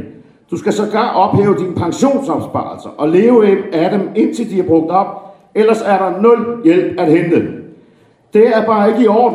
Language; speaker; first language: Danish; native; Danish